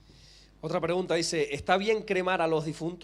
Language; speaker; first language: Spanish; native; Spanish